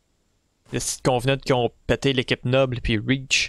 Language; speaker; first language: French; native; French